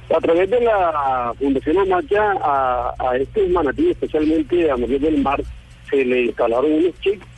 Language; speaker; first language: Spanish; native; Spanish